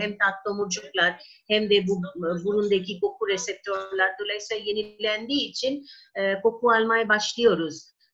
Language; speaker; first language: Turkish; non-native, fluent; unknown